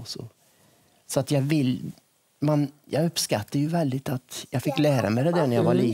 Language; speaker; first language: Swedish; native; Swedish